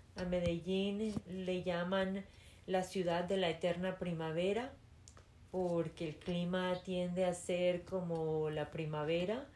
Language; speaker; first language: Spanish; early bilingual, heritage; Spanish